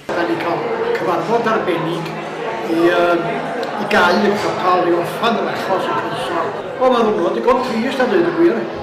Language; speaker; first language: Welsh; native; Welsh